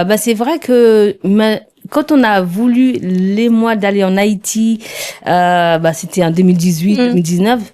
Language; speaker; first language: French; early bilingual, other home language; Haitian Creole